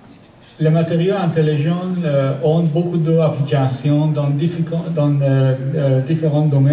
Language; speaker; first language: French; non-native, learner; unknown